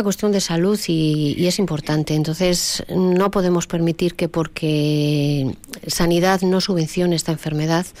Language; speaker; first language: Spanish; native; Spanish